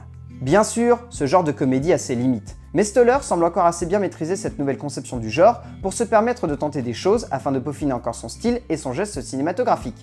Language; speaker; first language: French; native; French